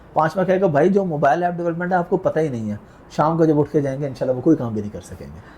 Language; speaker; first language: Urdu; non-native, local second language; Saraiki